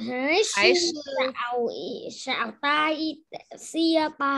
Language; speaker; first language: Chinese; non-native, learner; Vietnamese